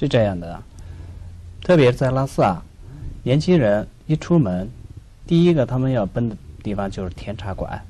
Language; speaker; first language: Chinese; non-native, local second language; Tibetan